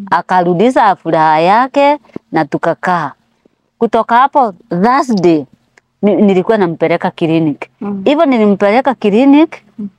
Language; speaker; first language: Swahili; non-native, local second language; Kikuyu